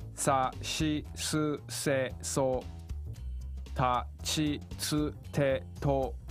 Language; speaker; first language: Japanese; non-native, fluent; English